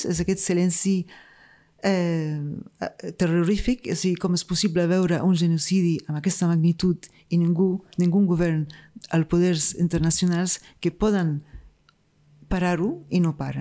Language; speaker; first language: Catalan; non-native, fluent; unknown